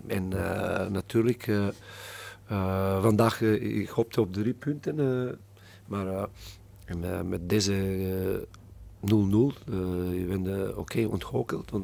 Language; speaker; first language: Dutch; non-native, fluent; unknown